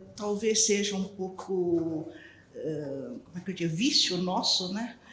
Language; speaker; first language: Portuguese; non-native, local second language; Japanese